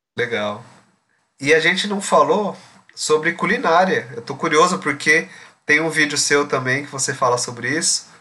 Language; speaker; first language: Portuguese; native; Portuguese